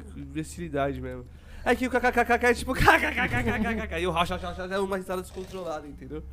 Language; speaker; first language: Portuguese; native; Portuguese